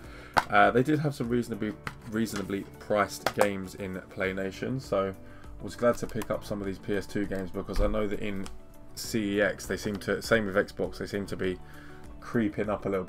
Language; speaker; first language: English; native; English